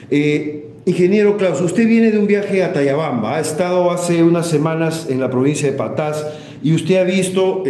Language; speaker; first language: Spanish; native; Spanish